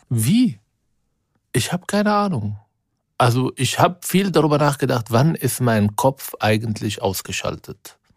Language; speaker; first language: German; non-native, fluent; Arabic